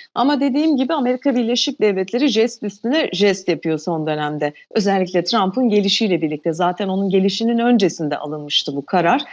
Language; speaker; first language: Turkish; non-native, local second language; Albanian